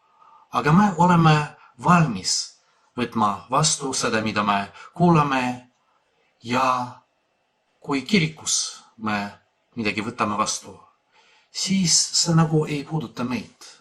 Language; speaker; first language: Estonian; non-native, fluent; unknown